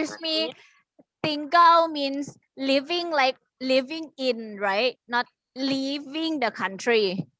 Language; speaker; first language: English; non-native, fluent; Thai